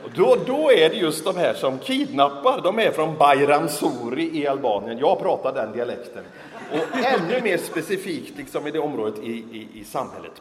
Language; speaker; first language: Swedish; native; Swedish